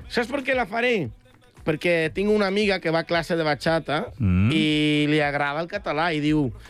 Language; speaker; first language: Catalan; early bilingual, other home language; Spanish